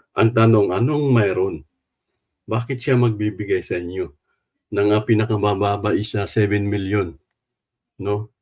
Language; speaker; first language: Filipino; non-native, local second language; Cebuano